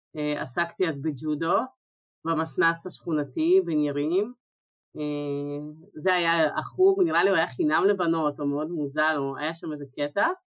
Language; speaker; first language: Hebrew; early bilingual, other home language; Russian